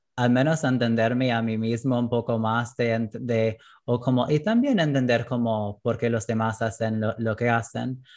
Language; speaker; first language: Spanish; non-native, fluent; English